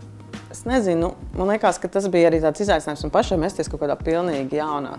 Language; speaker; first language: Latvian; native; Latvian